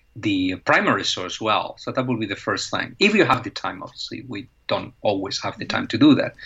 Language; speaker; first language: English; non-native, fluent; Spanish